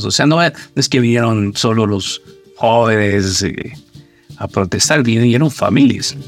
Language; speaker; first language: Spanish; native; Spanish